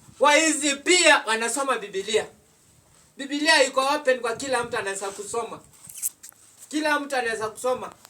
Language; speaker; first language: Swahili; non-native, local second language; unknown